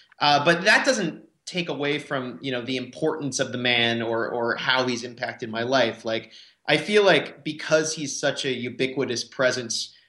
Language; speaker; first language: English; native; English